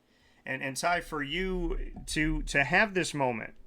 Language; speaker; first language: English; native; English